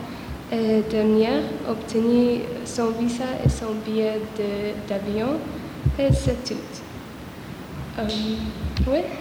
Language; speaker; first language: French; non-native, learner; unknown